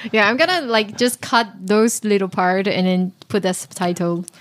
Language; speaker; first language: English; non-native, fluent; Chinese